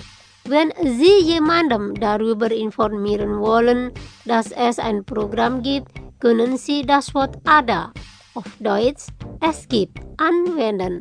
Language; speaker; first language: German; non-native, fluent; Indonesian